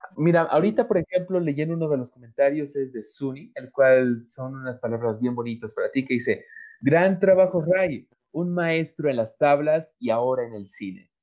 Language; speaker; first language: Spanish; native; Spanish